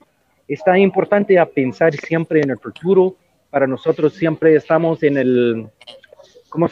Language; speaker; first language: Spanish; non-native, learner; English